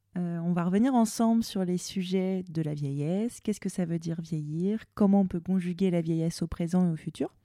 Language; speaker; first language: French; native; French